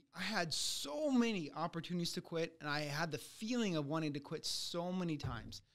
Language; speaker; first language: English; early bilingual, other home language; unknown